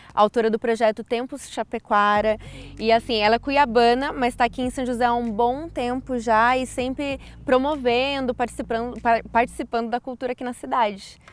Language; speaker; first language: Portuguese; native; Portuguese